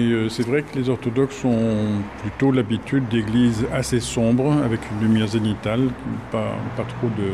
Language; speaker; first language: French; native; French